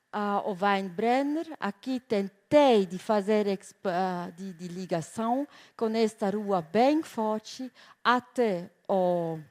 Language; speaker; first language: Portuguese; non-native, fluent; German